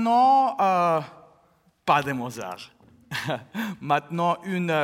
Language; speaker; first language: French; non-native, learner; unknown